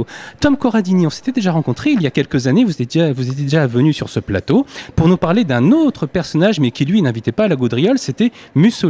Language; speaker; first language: French; native; French